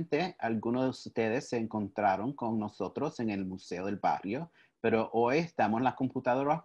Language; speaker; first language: Spanish; early bilingual, heritage; English